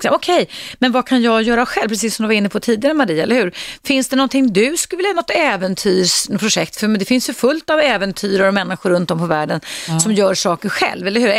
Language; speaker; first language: Swedish; native; Swedish